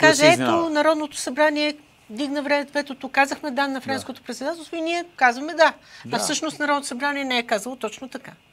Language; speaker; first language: Bulgarian; native; Bulgarian